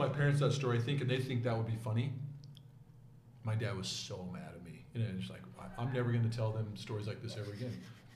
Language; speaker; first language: English; native; English